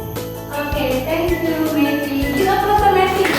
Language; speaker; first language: English; non-native, local second language; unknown